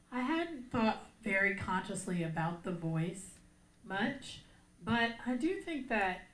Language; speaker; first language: English; native; English